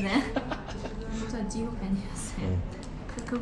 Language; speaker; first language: Korean; non-native, fluent; Persian